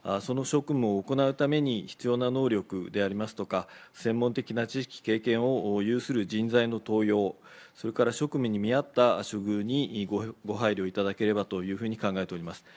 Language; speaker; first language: Japanese; native; Japanese